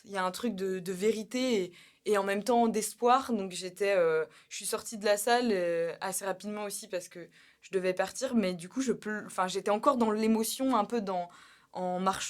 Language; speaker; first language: French; native; French